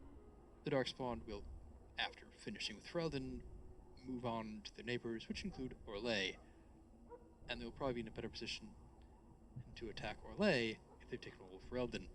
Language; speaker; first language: English; native; English